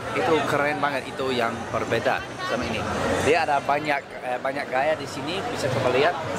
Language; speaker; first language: Indonesian; non-native, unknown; English